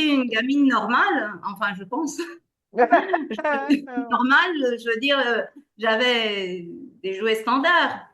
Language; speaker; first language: French; non-native, fluent; Spanish